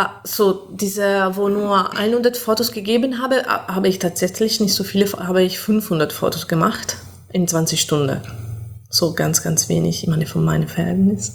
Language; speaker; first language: German; non-native, fluent; Italian